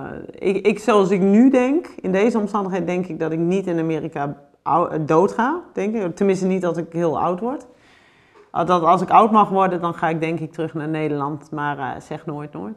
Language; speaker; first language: Dutch; native; Dutch